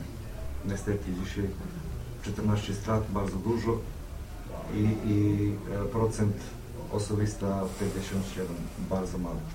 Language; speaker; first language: Polish; non-native, learner; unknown